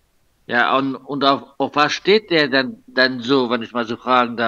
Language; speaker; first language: German; non-native, local second language; Luxembourgish